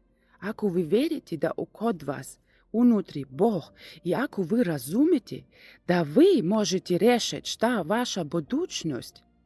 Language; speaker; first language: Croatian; non-native, learner; Russian